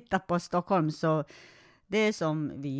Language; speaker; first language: Swedish; non-native, fluent; Korean